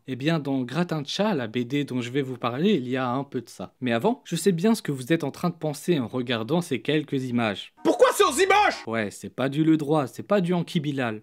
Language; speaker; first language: French; native; French